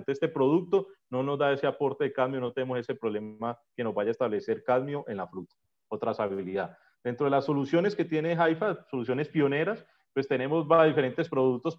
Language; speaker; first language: Spanish; native; Spanish